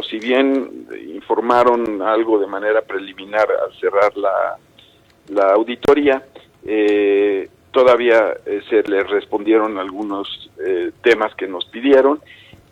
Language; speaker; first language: Spanish; native; Spanish